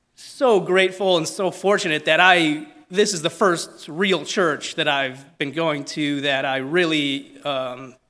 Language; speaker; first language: English; non-native, fluent; Italian